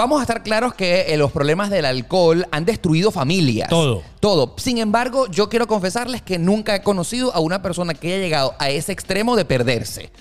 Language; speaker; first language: Spanish; native; Spanish